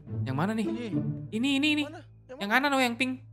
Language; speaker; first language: Indonesian; native; Indonesian